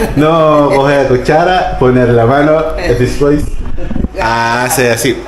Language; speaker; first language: Spanish; non-native, learner; Filipino